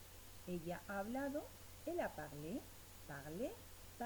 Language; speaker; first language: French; non-native, fluent; Spanish